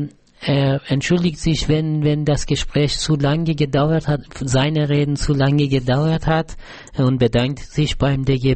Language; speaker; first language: German; non-native, fluent; Persian